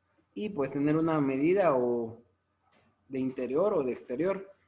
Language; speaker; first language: Spanish; native; Spanish